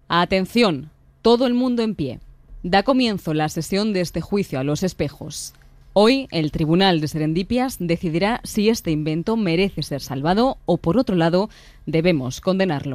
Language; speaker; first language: Spanish; native; Spanish